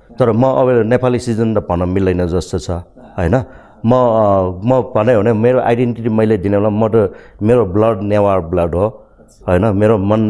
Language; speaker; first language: Nepali; non-native, local second language; Newari